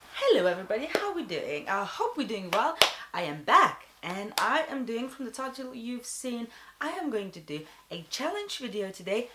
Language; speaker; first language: English; non-native, fluent; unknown